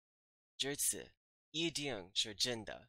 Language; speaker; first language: Chinese; non-native, fluent; English